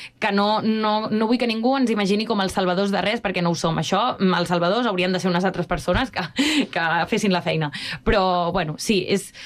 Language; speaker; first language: Catalan; native; Catalan